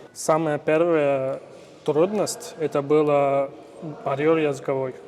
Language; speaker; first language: Russian; non-native, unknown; Turkish